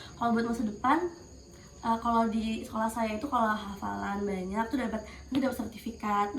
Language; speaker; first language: Indonesian; native; Indonesian